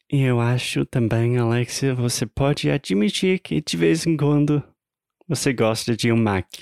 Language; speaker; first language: Portuguese; non-native, fluent; English